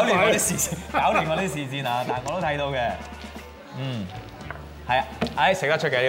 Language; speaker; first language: Cantonese; native; Cantonese